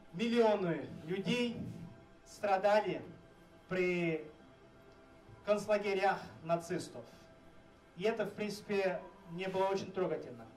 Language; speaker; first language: Russian; non-native, fluent; Portuguese